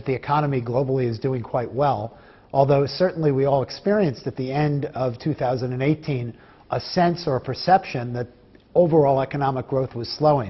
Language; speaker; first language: English; native; English